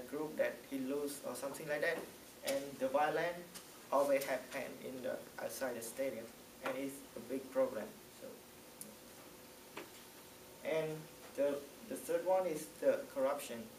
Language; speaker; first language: English; non-native, learner; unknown